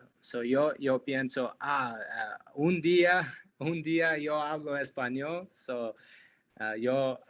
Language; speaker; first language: Spanish; non-native, learner; English